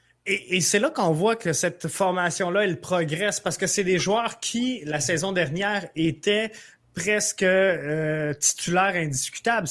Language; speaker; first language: French; native; French